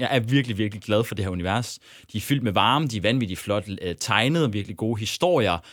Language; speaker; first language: Danish; native; Danish